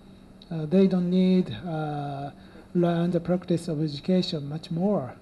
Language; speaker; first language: English; non-native, learner; Japanese